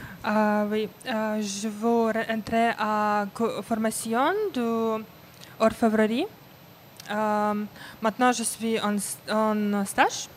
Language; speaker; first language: French; non-native, learner; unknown